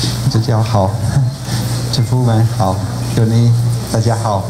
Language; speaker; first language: Chinese; non-native, fluent; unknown